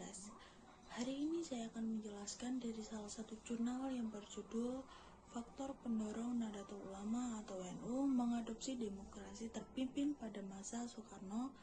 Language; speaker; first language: Indonesian; native; Indonesian